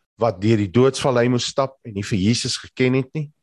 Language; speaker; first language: Afrikaans; native; Afrikaans